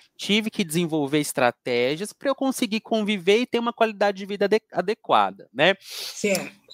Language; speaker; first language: Portuguese; native; Portuguese